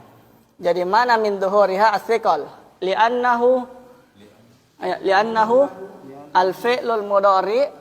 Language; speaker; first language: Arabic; non-native, fluent; Indonesian